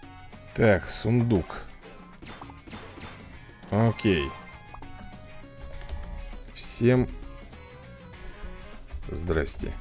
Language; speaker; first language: Russian; native; Russian